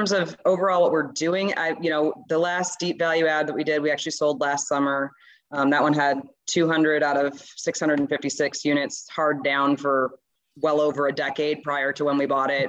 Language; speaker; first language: English; native; English